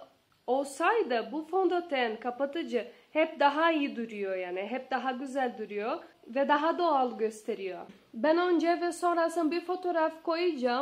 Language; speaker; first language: Turkish; non-native, learner; Portuguese